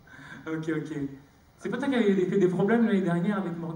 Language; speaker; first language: French; native; French